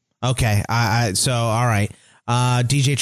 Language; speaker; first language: English; native; English